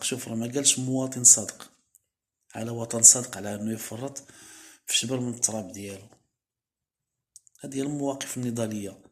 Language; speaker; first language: Arabic; native; Arabic